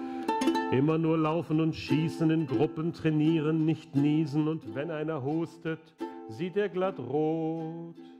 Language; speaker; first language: German; native; German